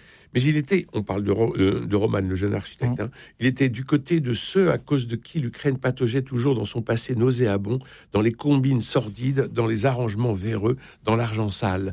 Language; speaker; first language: French; native; French